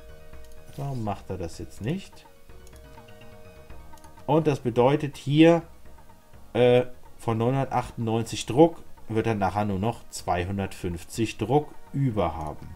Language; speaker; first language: German; native; German